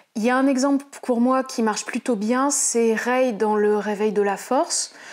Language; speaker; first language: French; native; French